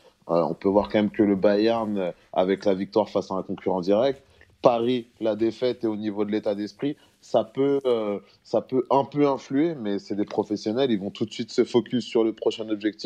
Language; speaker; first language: French; native; French